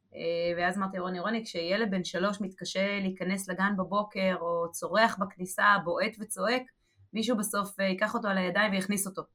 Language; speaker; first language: Hebrew; native; Hebrew